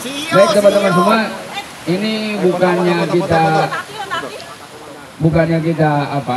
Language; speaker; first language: Indonesian; native; Indonesian